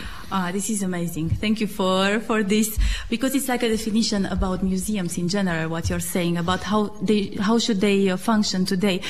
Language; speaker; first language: English; non-native, fluent; Romanian